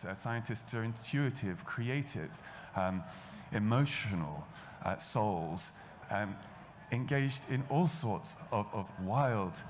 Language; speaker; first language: English; native; English